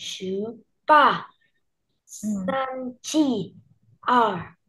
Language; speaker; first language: Chinese; non-native, learner; Vietnamese